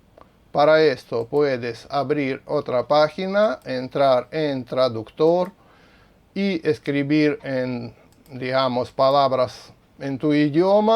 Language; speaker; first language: Spanish; non-native, fluent; Russian